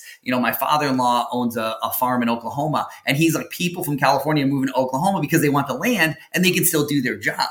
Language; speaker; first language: English; native; English